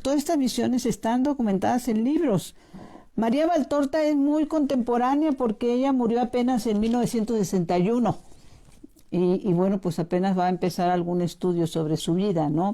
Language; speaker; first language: Spanish; native; Spanish